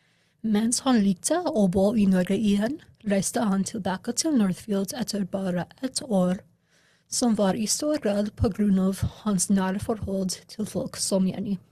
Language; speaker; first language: Norwegian; non-native, learner; English